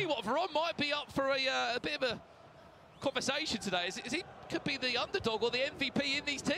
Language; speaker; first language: English; native; English